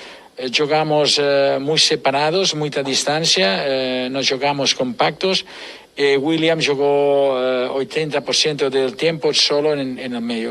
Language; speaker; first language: Portuguese; non-native, fluent; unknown